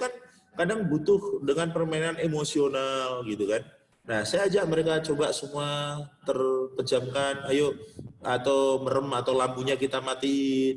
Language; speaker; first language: Indonesian; non-native, local second language; Javanese